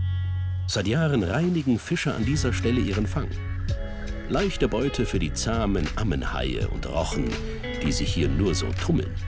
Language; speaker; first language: German; native; German